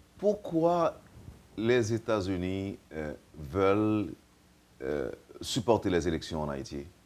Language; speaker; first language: French; native; French